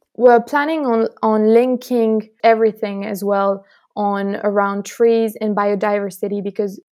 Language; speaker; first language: English; non-native, fluent; French